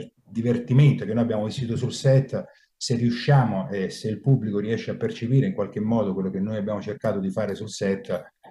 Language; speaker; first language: Italian; native; Italian